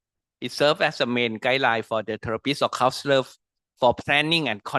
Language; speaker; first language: English; non-native, learner; Thai